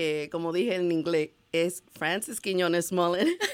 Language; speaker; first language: Spanish; early bilingual, heritage; Spanish